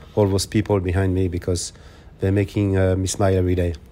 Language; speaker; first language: English; non-native, fluent; French